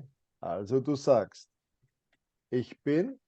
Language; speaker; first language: German; non-native, fluent; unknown